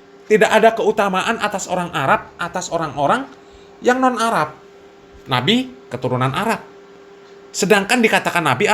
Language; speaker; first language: Indonesian; native; Indonesian